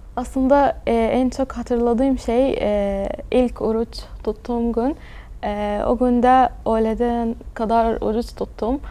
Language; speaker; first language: Turkish; early bilingual, other home language; Arabic